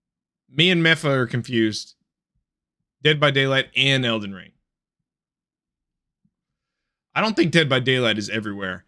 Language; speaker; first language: English; native; English